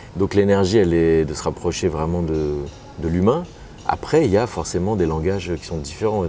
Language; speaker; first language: French; native; French